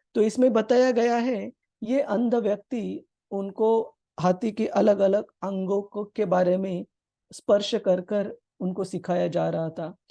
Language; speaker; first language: Hindi; non-native, local second language; Marathi